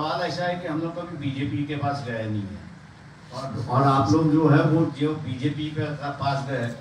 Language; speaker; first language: Hindi; non-native, local second language; Marathi